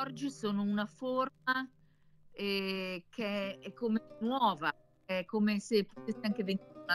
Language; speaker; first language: Italian; native; Italian